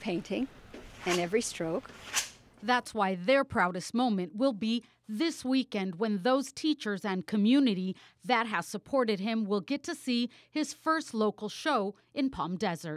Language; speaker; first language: English; native; English